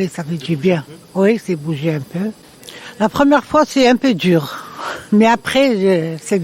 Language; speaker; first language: French; non-native, learner; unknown